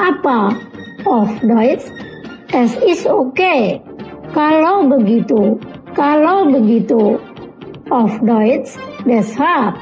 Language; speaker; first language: German; non-native, learner; Indonesian